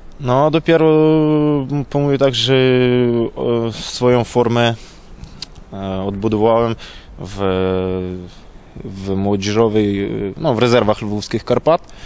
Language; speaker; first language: Polish; non-native, learner; Ukrainian